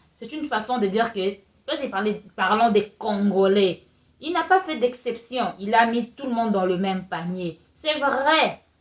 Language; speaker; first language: French; non-native, local second language; Lingala